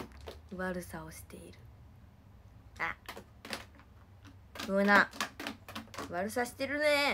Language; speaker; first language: Japanese; native; Japanese